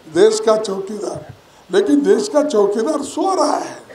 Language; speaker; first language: Hindi; non-native, local second language; Kannada